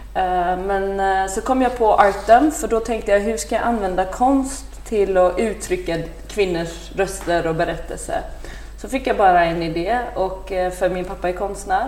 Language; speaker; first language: Swedish; early bilingual, other home language; Persian